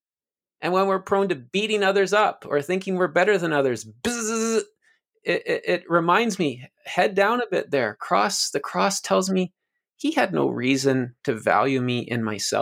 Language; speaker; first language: English; native; English